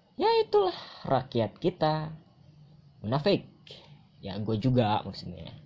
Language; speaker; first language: Indonesian; native; Indonesian